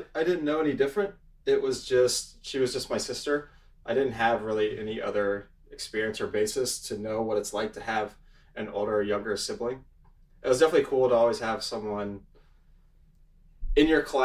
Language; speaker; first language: English; native; English